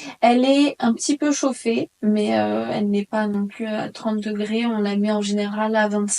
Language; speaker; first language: French; native; French